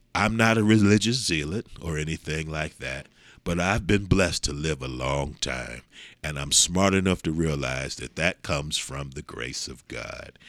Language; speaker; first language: English; native; English